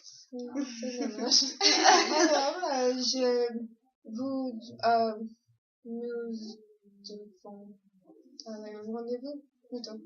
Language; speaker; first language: French; non-native, learner; English